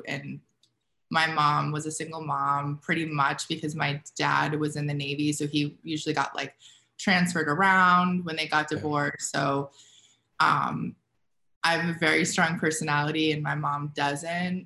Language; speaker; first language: English; native; English